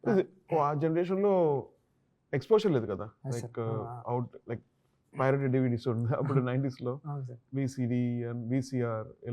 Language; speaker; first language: Telugu; non-native, learner; Tamil